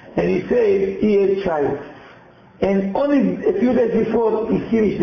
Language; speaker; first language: English; non-native, learner; Hebrew